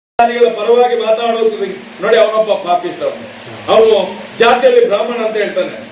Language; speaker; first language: Kannada; non-native, local second language; Tulu